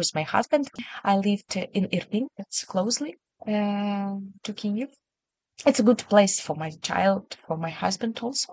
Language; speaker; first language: English; non-native, learner; Ukrainian